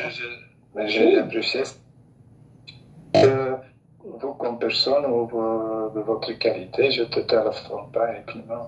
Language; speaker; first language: French; non-native, local second language; Dutch